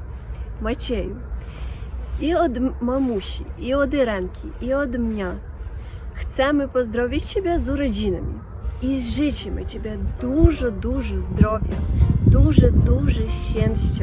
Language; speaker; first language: Polish; non-native, fluent; Russian